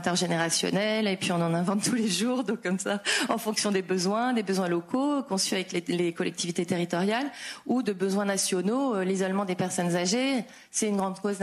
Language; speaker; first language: French; native; French